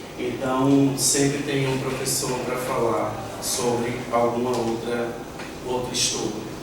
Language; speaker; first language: Portuguese; native; Portuguese